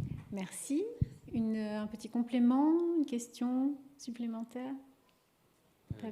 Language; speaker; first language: French; native; French